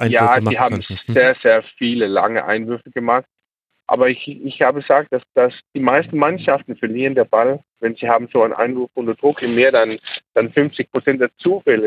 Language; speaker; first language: German; non-native, learner; Danish